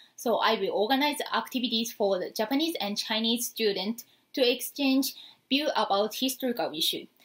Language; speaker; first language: English; non-native, fluent; Japanese